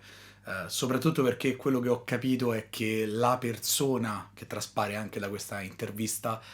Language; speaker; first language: Italian; native; Italian